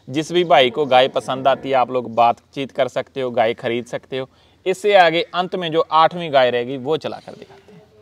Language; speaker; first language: Hindi; non-native, local second language; Punjabi